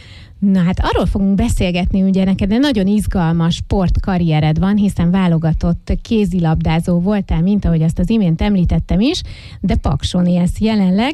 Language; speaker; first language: Hungarian; native; Hungarian